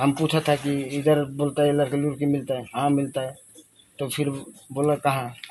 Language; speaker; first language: Hindi; non-native, local second language; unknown